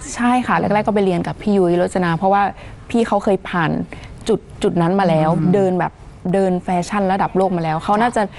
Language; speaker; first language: Thai; native; Thai